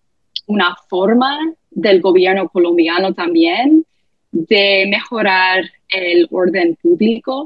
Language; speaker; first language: Spanish; non-native, fluent; English